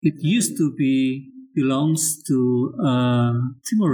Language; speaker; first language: English; non-native, learner; Indonesian